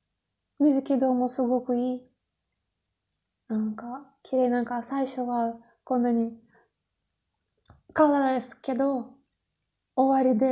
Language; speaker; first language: Japanese; non-native, learner; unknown